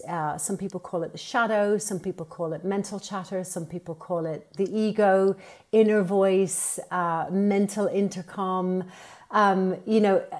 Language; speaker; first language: English; native; English